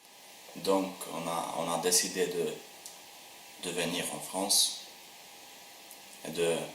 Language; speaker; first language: French; non-native, learner; Albanian